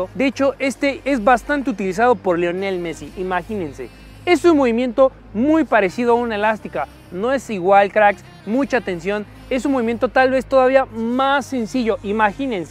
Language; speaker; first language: Spanish; native; Spanish